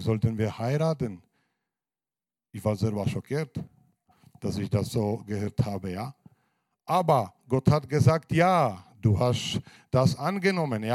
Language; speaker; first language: German; non-native, fluent; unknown